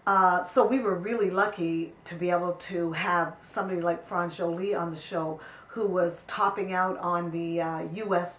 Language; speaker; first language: English; native; English